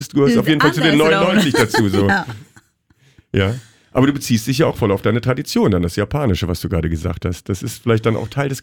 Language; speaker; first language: German; native; German